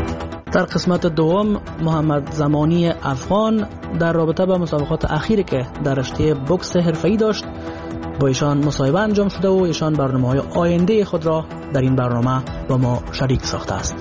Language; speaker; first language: Persian; native; Persian